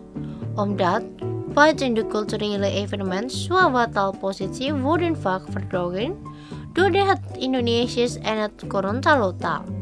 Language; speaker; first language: Dutch; non-native, learner; Indonesian